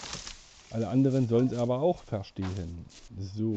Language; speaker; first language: German; native; German